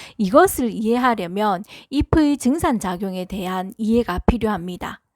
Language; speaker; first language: Korean; native; Korean